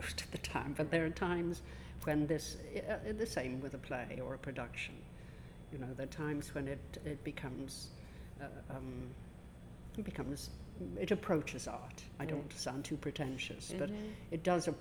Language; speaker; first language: English; native; English